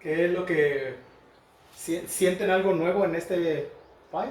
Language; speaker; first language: Spanish; native; Spanish